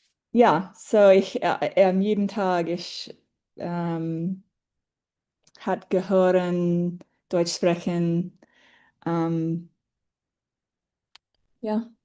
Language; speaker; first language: German; non-native, learner; English